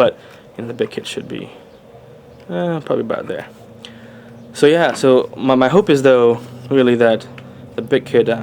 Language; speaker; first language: English; native; English